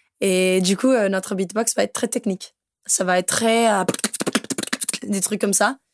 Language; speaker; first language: French; non-native, fluent; Portuguese